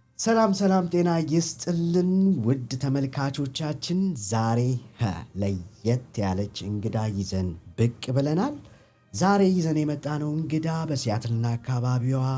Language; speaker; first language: Amharic; native; Amharic